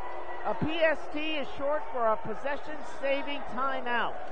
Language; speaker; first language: English; native; English